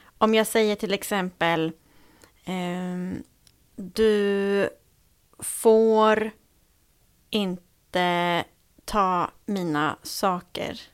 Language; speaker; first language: Swedish; native; Swedish